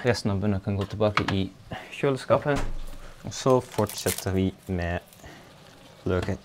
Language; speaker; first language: Norwegian; non-native, learner; Dutch